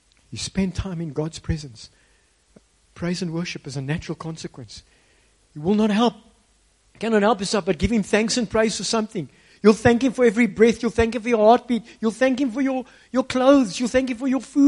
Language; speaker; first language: English; native; English